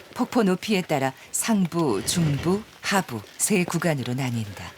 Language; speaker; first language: Korean; native; Korean